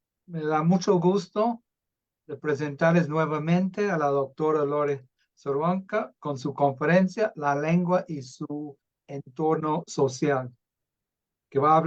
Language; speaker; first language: Spanish; non-native, fluent; English